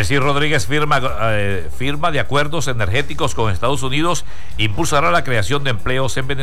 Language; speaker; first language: Spanish; native; Spanish